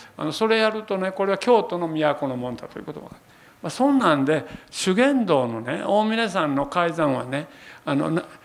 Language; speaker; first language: Japanese; native; Japanese